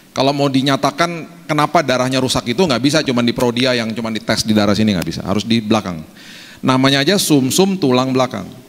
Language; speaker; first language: Indonesian; native; Indonesian